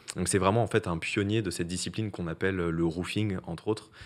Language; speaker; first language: French; native; French